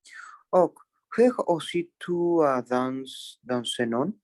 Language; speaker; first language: French; non-native, learner; Spanish